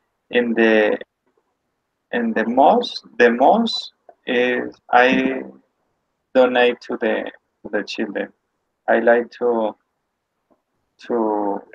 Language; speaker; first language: English; non-native, learner; Spanish